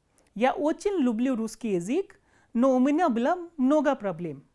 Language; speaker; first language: Russian; non-native, fluent; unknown